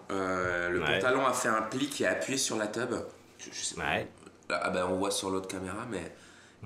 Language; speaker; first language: French; native; French